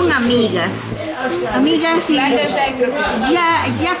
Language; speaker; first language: Portuguese; non-native, learner; Spanish